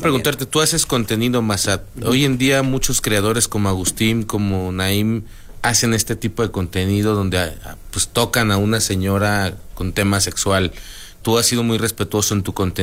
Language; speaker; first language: Spanish; native; Spanish